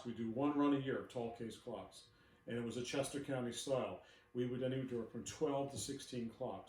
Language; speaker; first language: English; native; English